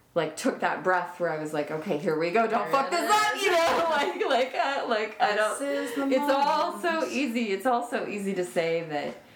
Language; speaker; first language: English; native; English